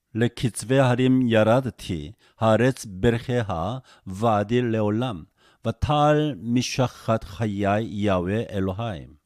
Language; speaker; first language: Hebrew; non-native, fluent; Korean